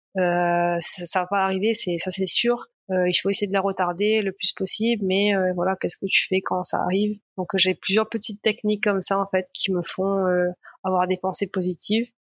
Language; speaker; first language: French; non-native, local second language; Morisyen